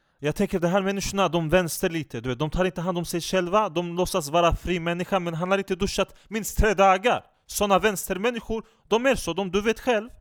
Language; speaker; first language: Swedish; non-native, fluent; Turkish